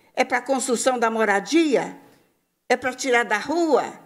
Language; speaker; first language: Portuguese; native; Portuguese